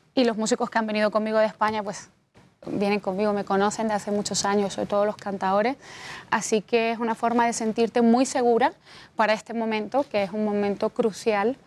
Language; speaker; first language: Spanish; native; Spanish